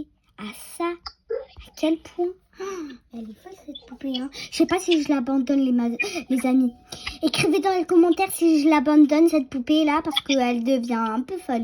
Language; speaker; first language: French; native; French